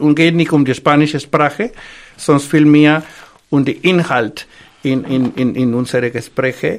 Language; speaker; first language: German; non-native, fluent; Spanish